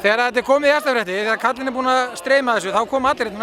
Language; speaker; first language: Icelandic; native; Icelandic